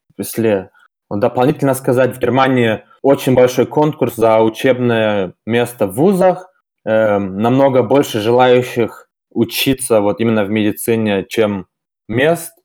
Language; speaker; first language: Russian; early bilingual, heritage; German